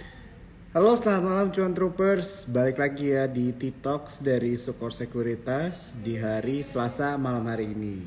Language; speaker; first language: Indonesian; native; Indonesian